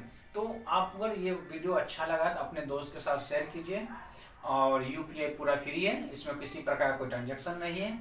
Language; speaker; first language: Hindi; native; Hindi